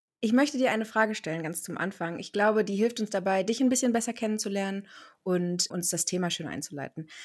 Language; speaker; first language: German; native; German